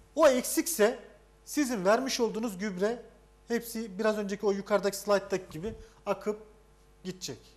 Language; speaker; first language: Turkish; native; Turkish